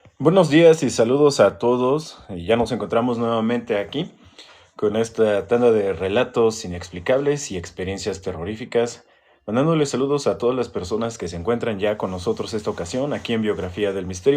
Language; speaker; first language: Spanish; native; Spanish